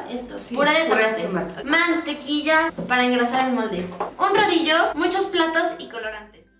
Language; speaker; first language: Spanish; native; Spanish